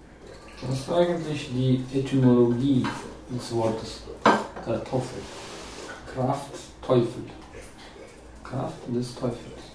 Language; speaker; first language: German; non-native, fluent; Russian